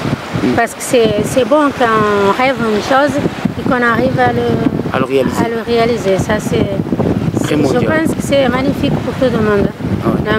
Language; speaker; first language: French; non-native, learner; Kabuverdianu